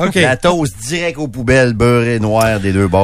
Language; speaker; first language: French; native; French